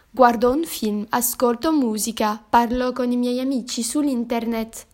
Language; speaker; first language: Italian; non-native, learner; Greek